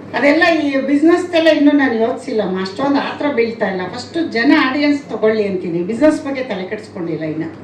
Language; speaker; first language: Kannada; native; Kannada